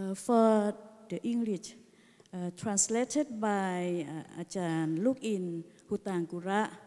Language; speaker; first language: English; non-native, learner; Thai